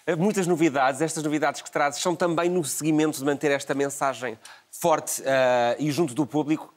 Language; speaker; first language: Portuguese; native; Portuguese